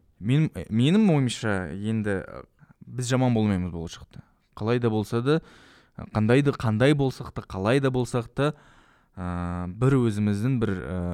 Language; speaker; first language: Kazakh; non-native, local second language; Russian